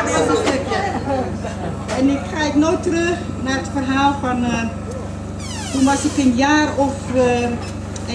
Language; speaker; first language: Dutch; early bilingual, other home language; Malay